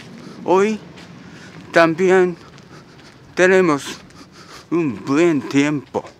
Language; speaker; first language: Spanish; non-native, learner; Japanese